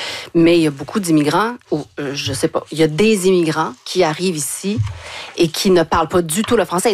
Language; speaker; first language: French; native; French